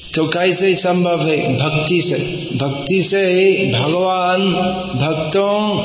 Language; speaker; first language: Hindi; non-native, fluent; English